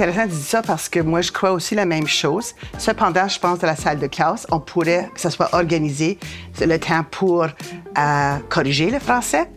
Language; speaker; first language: French; native; French